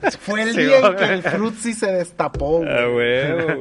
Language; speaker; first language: Spanish; native; Spanish